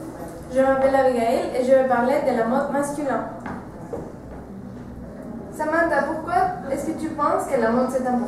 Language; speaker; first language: French; non-native, learner; Spanish